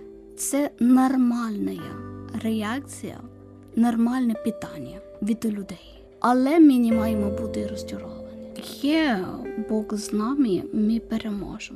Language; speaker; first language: Ukrainian; non-native, learner; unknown